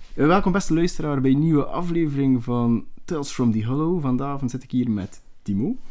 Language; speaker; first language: Dutch; native; Dutch